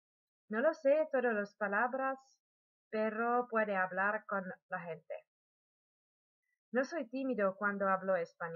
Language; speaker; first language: Spanish; non-native, learner; Finnish